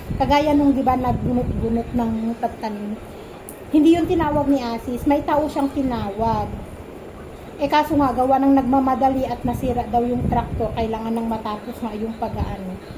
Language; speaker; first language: Filipino; non-native, local second language; Iloko